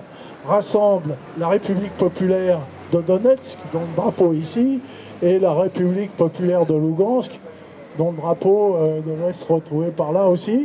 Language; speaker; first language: French; native; French